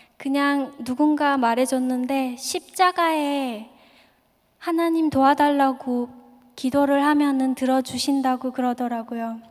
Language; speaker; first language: Korean; native; Korean